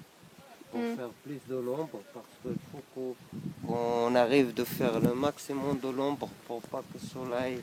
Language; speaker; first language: French; non-native, local second language; Arabic